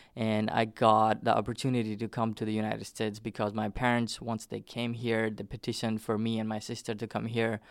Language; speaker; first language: English; non-native, fluent; Nepali